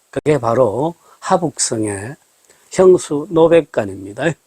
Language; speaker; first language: Korean; native; Korean